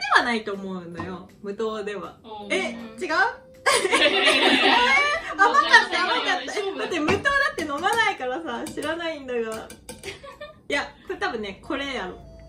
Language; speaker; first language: Japanese; native; Japanese